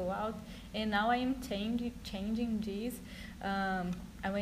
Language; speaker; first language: English; non-native, learner; Portuguese